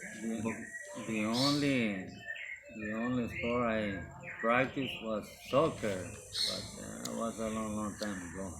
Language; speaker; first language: English; non-native, learner; Spanish